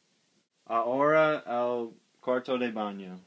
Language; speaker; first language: Spanish; non-native, learner; English